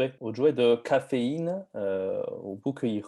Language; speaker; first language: Chinese; non-native, learner; French